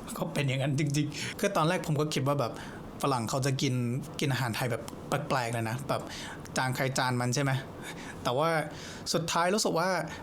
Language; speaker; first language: Thai; non-native, fluent; English